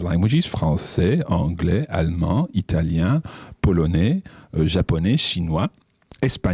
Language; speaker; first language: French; non-native, fluent; English